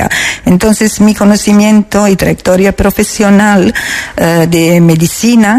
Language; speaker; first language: Spanish; non-native, learner; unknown